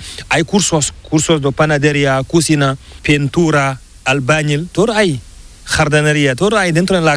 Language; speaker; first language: Spanish; non-native, local second language; Fula